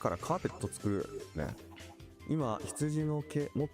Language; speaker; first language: Japanese; native; Japanese